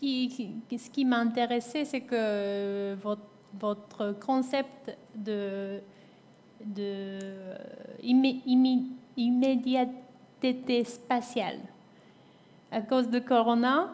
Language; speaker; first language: French; non-native, fluent; Japanese